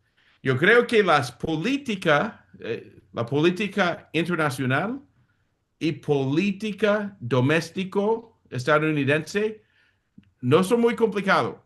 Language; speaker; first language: Spanish; non-native, fluent; English